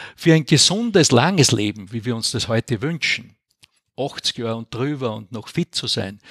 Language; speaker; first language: German; native; German